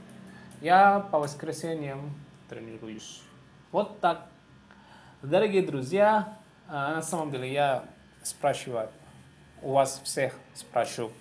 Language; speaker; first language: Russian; non-native, learner; Javanese